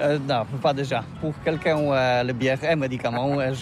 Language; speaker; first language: French; non-native, learner; Polish